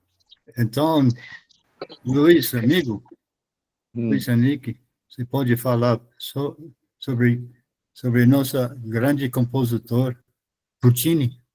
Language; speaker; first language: Portuguese; non-native, fluent; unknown